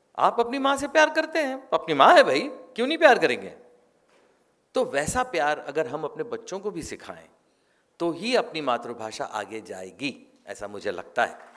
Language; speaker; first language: Hindi; non-native, local second language; Marathi